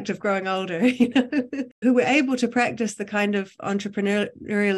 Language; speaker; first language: English; native; English